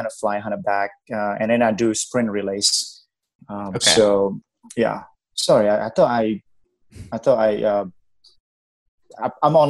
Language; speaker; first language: English; non-native, fluent; Indonesian